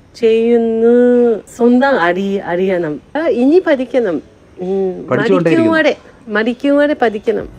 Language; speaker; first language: Malayalam; non-native, learner; Japanese